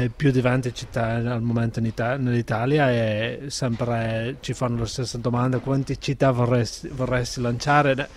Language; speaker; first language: Italian; non-native, fluent; Spanish